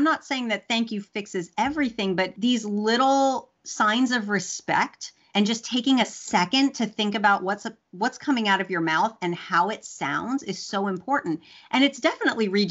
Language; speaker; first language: English; native; English